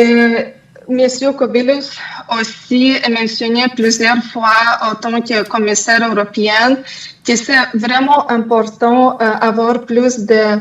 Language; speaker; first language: French; non-native, fluent; Lithuanian